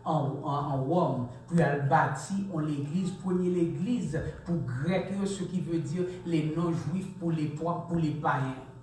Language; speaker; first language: French; non-native, local second language; Haitian Creole